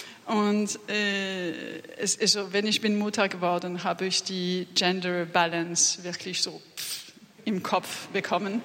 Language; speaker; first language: German; non-native, fluent; French